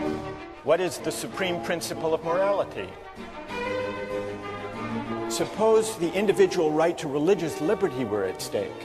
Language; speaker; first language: English; native; English